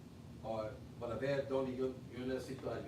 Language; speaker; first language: Spanish; non-native, fluent; English